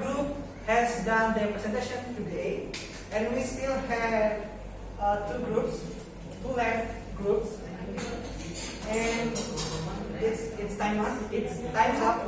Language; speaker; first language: English; non-native, local second language; Indonesian